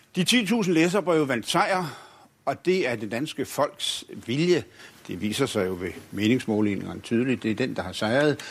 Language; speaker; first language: Danish; native; Danish